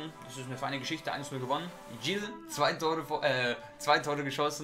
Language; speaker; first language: German; native; German